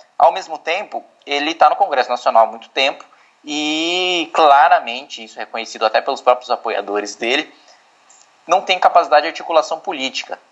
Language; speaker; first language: Portuguese; native; Portuguese